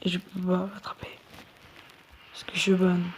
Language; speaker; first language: French; native; French